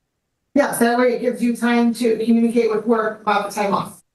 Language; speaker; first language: English; native; English